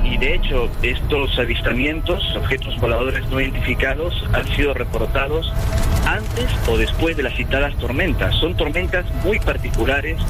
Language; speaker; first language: Spanish; native; Spanish